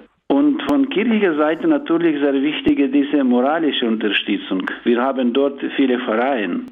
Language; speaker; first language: German; non-native, learner; Ukrainian